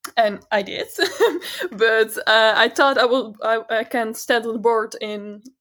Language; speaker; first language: English; non-native, fluent; Dutch